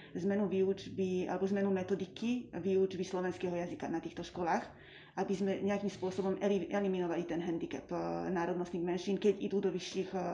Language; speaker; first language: Slovak; non-native, local second language; Hungarian